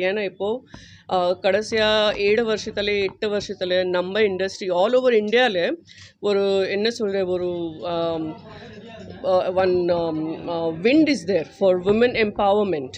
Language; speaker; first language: Tamil; non-native, fluent; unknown